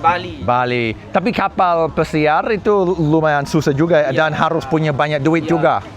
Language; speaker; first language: Indonesian; non-native, fluent; English